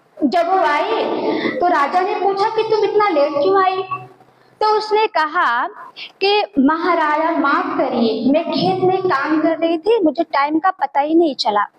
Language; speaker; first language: Hindi; native; Hindi